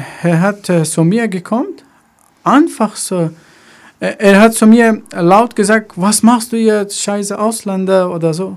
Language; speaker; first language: German; non-native, learner; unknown